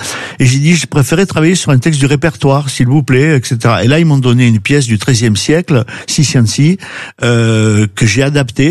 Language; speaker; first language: French; native; French